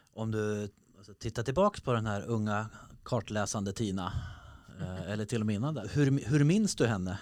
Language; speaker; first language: Swedish; native; Swedish